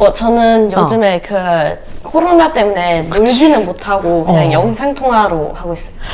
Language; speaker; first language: Korean; early bilingual, other home language; English